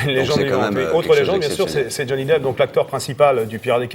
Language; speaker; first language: French; native; French